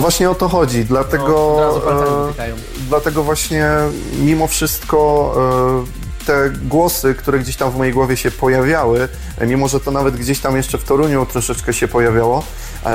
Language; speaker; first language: Polish; native; Polish